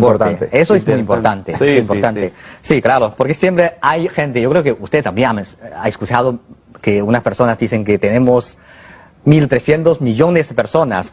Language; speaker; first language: Spanish; non-native, fluent; Chinese